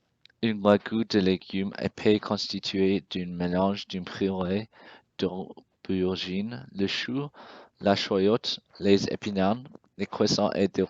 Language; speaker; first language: French; non-native, learner; English